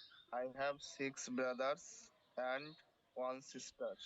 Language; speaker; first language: English; non-native, learner; Bangla